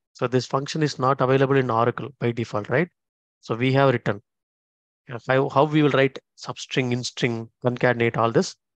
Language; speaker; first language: English; non-native, local second language; Tamil